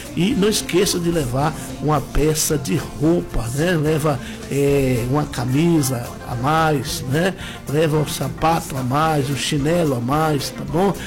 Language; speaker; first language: Portuguese; native; Portuguese